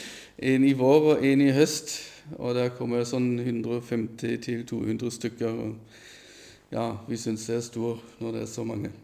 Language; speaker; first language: Norwegian; non-native, fluent; German